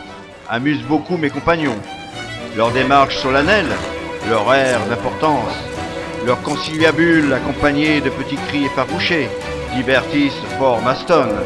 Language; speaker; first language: French; native; French